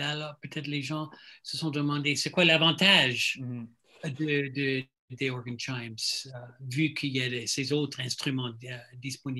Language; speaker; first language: French; non-native, fluent; English